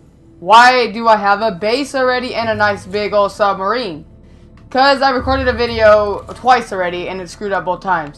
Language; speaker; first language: English; native; English